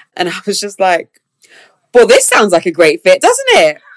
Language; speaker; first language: English; native; English